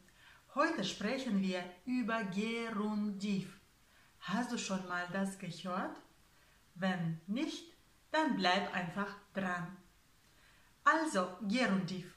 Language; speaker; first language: German; non-native, fluent; Russian